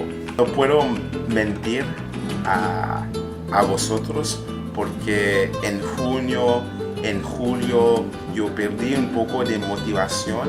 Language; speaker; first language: Spanish; non-native, learner; French